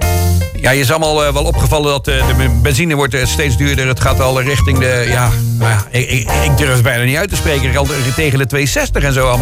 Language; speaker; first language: Dutch; native; Dutch